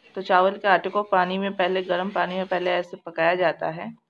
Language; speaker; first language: Hindi; non-native, local second language; Bangla